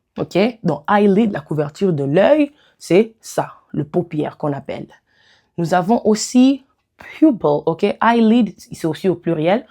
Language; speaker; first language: French; non-native, local second language; Lingala